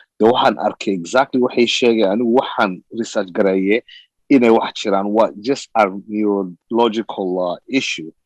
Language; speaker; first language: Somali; early bilingual, heritage; Somali